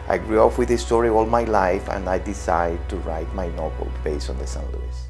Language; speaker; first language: English; non-native, fluent; Spanish